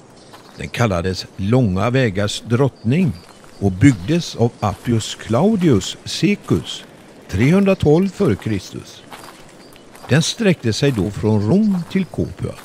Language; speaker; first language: Swedish; native; Swedish